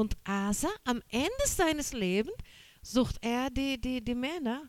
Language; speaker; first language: German; non-native, learner; Portuguese